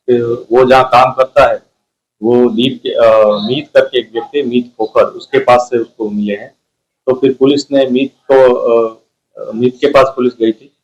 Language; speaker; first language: Hindi; non-native, local second language; Gujarati